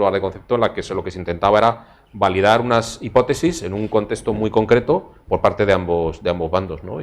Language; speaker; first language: Spanish; native; Spanish